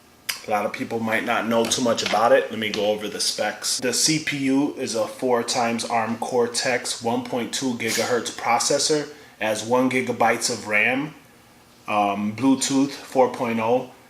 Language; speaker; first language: English; native; English